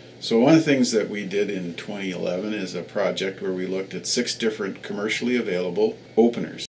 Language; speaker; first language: English; native; English